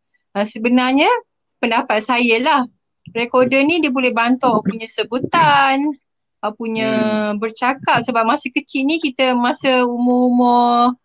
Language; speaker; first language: Malay; native; Malay